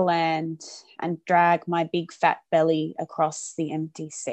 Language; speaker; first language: English; native; English